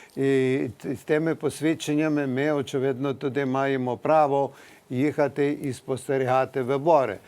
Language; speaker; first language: Ukrainian; early bilingual, heritage; Ukrainian